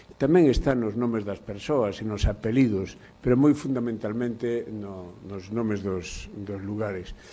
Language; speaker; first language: Galician; native; Galician